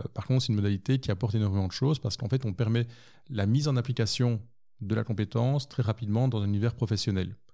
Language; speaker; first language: French; native; French